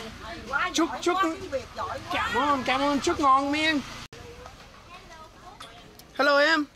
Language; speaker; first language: Vietnamese; non-native, learner; English